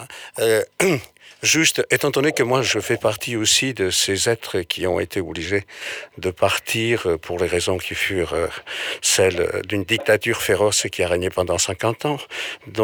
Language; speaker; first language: French; non-native, fluent; Portuguese